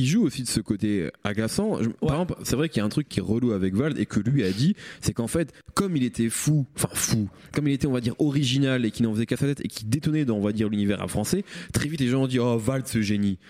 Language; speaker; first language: French; native; French